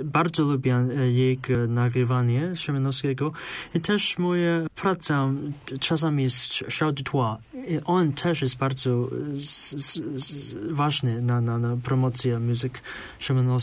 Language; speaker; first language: Polish; non-native, learner; Chinese